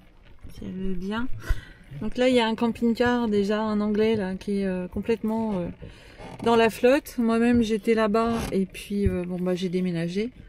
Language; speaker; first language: French; native; French